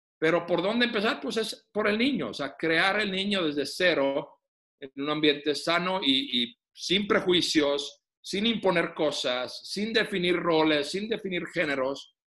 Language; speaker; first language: Spanish; non-native, fluent; Finnish